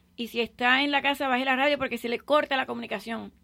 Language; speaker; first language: Spanish; native; Spanish